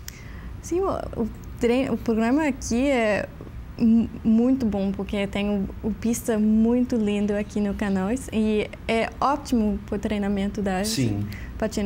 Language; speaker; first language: Portuguese; non-native, learner; English